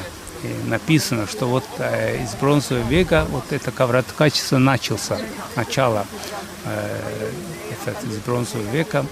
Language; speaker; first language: Russian; non-native, fluent; Azerbaijani